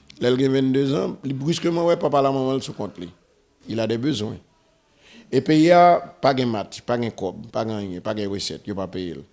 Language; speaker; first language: French; non-native, local second language; Haitian Creole